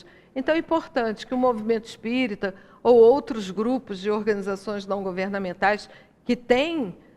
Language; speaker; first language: Portuguese; native; Portuguese